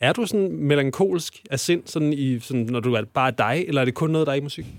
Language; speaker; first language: Danish; native; Danish